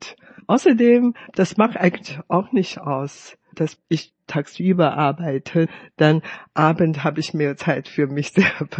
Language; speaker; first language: German; non-native, fluent; Chinese